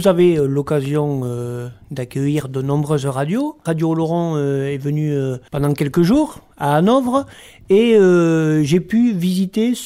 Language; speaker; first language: French; native; French